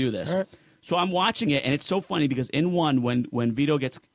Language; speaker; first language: English; native; English